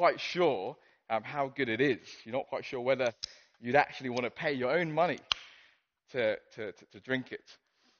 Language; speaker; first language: English; non-native, local second language; Cantonese